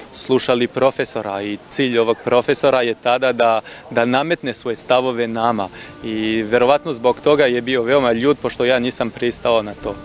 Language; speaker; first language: Serbian; non-native, fluent; French